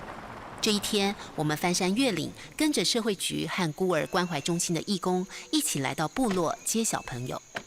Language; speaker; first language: Chinese; native; Chinese